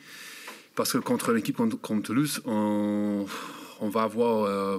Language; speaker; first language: French; non-native, learner; English